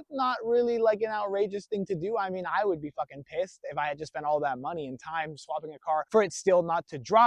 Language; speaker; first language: English; native; English